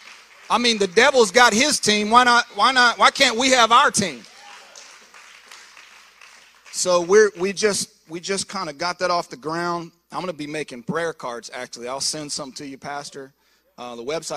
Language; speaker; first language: English; native; English